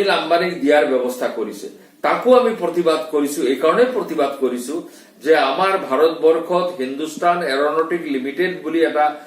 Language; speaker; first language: Assamese; non-native, local second language; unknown